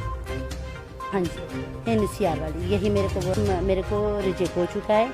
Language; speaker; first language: Hindi; non-native, fluent; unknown